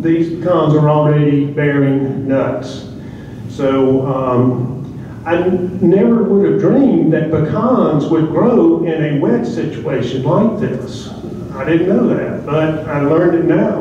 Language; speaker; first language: English; native; English